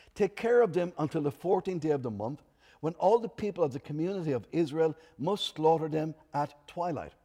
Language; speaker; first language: English; native; English